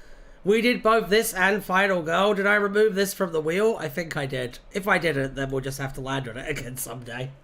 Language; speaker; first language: English; native; English